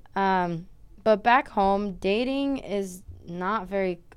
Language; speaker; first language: English; non-native, fluent; Portuguese